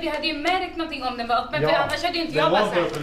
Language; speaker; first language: Swedish; native; Swedish